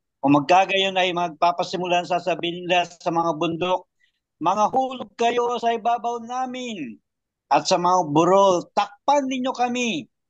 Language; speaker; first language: Filipino; native; Filipino